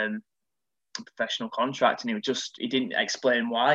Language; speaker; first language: English; native; English